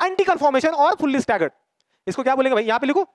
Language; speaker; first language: Hindi; non-native, local second language; Marathi